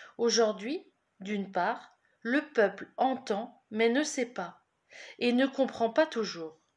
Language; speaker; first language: French; native; French